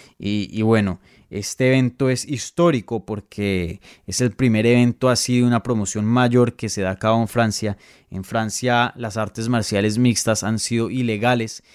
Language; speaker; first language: Spanish; native; Spanish